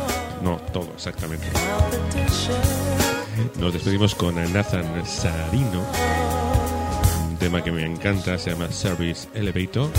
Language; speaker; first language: Spanish; native; Spanish